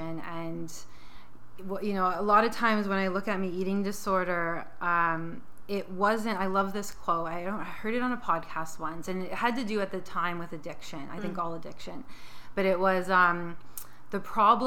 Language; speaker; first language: English; native; English